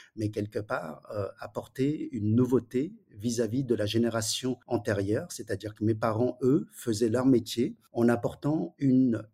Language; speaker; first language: French; early bilingual, other home language; Wu Chinese